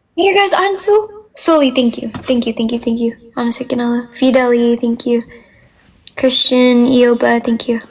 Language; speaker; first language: English; non-native, fluent; Amharic